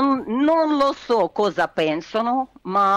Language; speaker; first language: Italian; non-native, learner; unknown